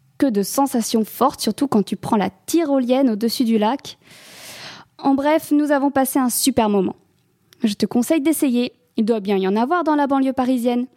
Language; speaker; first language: French; native; French